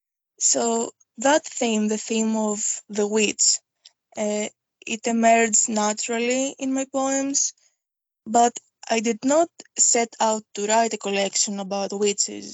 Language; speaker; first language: English; non-native, fluent; Greek